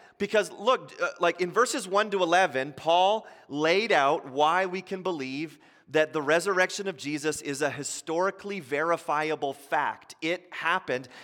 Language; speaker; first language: English; native; English